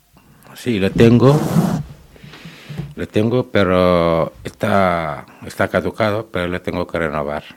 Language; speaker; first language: Spanish; non-native, learner; Wolof